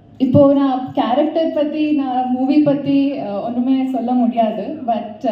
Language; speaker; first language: Tamil; non-native, learner; Kannada